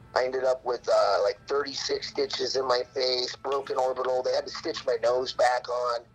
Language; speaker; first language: English; native; English